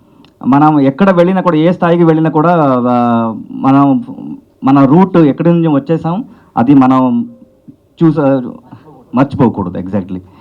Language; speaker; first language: Telugu; non-native, learner; Kannada